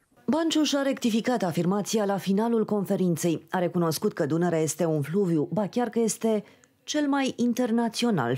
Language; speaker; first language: Romanian; native; Romanian